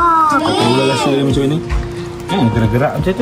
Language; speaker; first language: Malay; native; Malay